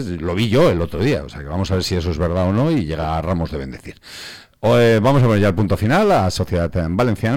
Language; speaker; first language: Spanish; native; Spanish